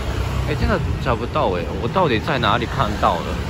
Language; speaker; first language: Chinese; non-native, fluent; Japanese